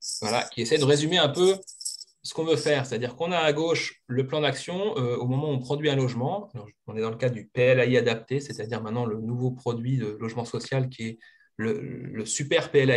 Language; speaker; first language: French; native; French